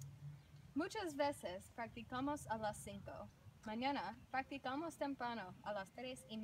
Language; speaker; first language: Spanish; non-native, learner; English